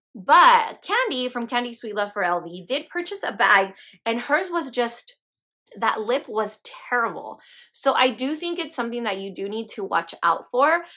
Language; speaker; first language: English; native; English